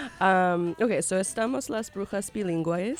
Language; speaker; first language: Spanish; non-native, learner; English